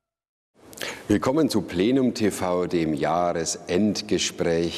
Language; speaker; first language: German; native; German